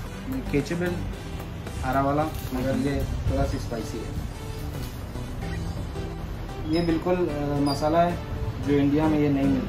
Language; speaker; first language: Hindi; non-native, learner; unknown